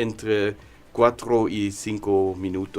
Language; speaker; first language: Spanish; non-native, learner; German